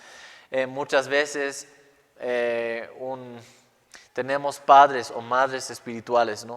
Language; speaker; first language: Spanish; non-native, fluent; English